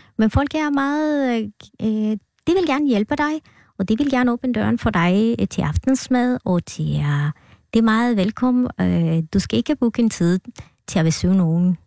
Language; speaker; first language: Danish; non-native, fluent; Spanish